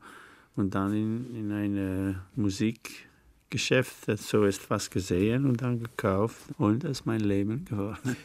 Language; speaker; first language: German; non-native, fluent; French